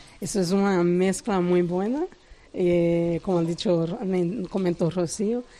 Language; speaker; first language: Spanish; non-native, fluent; Portuguese